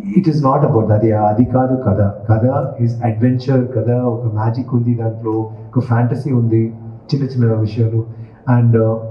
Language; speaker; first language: Telugu; non-native, learner; Tamil